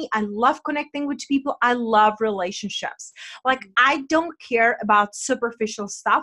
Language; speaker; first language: English; non-native, fluent; Czech